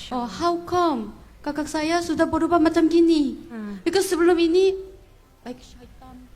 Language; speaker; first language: Indonesian; non-native, fluent; Korean